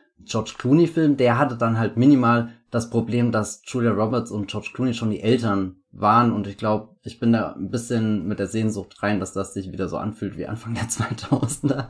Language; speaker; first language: German; native; German